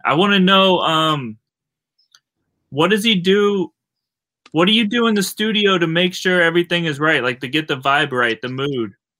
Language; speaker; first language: English; native; English